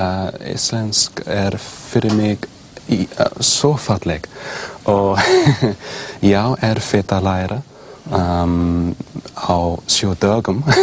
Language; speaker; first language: Icelandic; non-native, learner; English